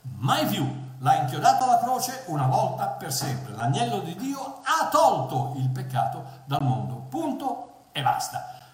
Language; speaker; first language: Italian; early bilingual, heritage; Italian